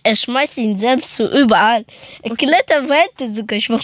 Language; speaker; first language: German; early bilingual, other home language; Persian